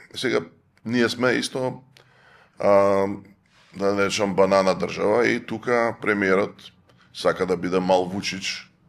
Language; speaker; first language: Macedonian; native; Macedonian